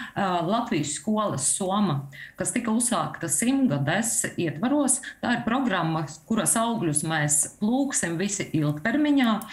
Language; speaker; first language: Latvian; non-native, local second language; Russian